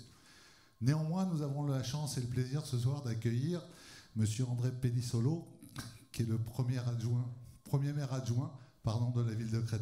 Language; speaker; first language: French; native; French